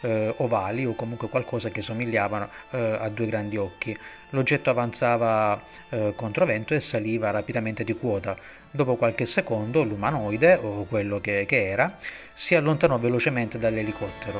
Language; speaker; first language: Italian; native; Italian